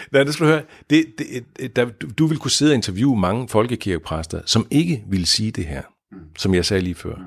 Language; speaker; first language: Danish; native; Danish